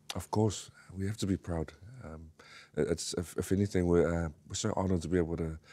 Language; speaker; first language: English; native; English